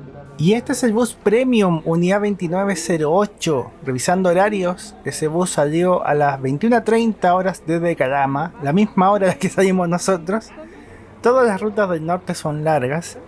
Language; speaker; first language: Spanish; native; Spanish